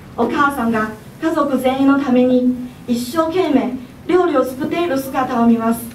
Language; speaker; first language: Japanese; non-native, fluent; Chinese